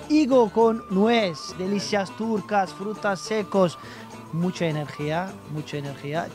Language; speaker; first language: Spanish; non-native, fluent; Turkish